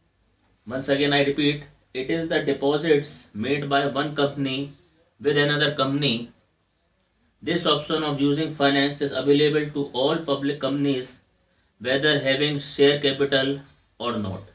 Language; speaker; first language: English; non-native, local second language; Hindi